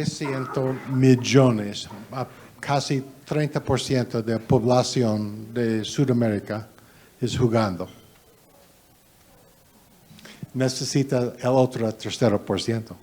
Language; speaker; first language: Spanish; non-native, learner; English